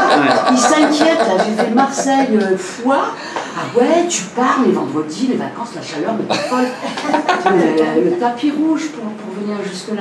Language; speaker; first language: French; native; French